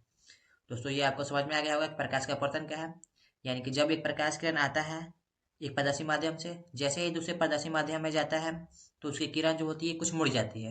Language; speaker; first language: Hindi; native; Hindi